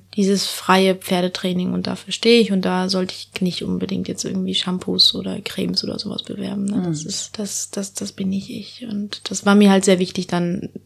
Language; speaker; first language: German; early bilingual, heritage; Spanish